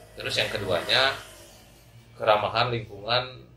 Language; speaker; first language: Indonesian; non-native, local second language; Sundanese